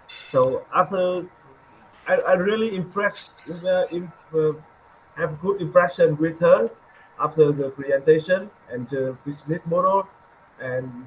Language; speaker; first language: English; non-native, learner; Vietnamese